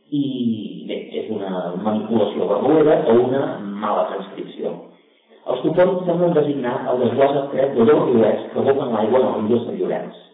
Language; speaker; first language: Catalan; native; Catalan